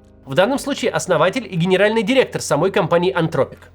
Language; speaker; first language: Russian; native; Russian